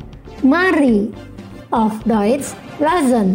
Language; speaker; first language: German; non-native, fluent; Indonesian